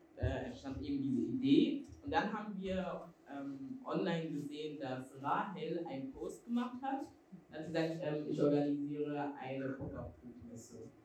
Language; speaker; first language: German; early bilingual, other home language; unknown